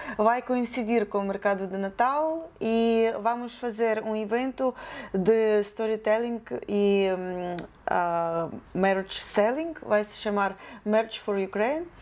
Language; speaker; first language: Portuguese; non-native, fluent; Ukrainian